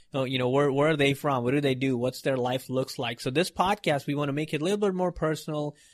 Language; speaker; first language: English; non-native, local second language; Hindi